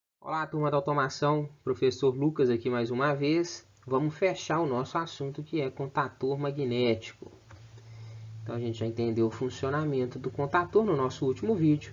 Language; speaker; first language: Portuguese; native; Portuguese